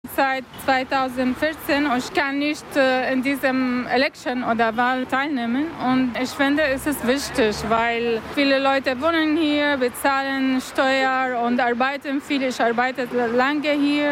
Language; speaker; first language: German; non-native, learner; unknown